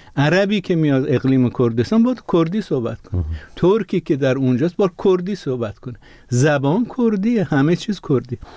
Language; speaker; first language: Persian; non-native, local second language; Azerbaijani